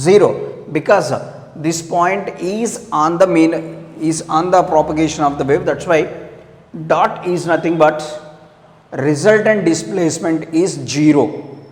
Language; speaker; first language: English; non-native, local second language; Telugu